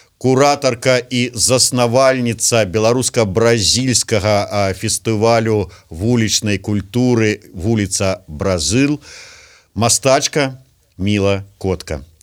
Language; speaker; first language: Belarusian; non-native, local second language; Russian